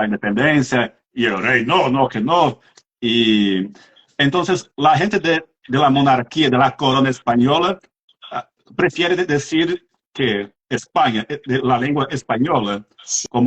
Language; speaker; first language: Spanish; non-native, fluent; Portuguese